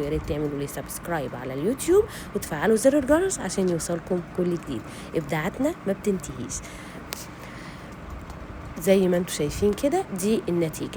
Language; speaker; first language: Arabic; native; Arabic